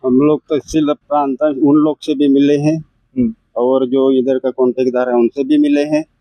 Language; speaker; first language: Hindi; non-native, local second language; Marathi